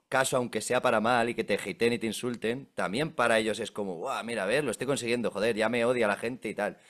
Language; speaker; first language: Spanish; native; Spanish